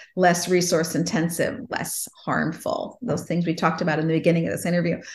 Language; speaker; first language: English; native; English